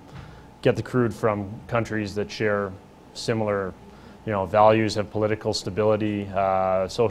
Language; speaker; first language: English; native; English